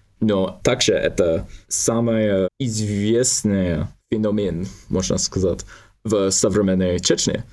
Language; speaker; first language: Russian; non-native, learner; English